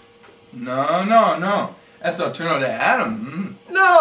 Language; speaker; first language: Spanish; non-native, learner; English